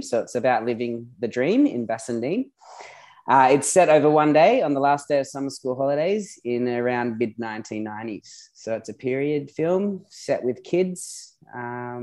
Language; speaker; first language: English; native; English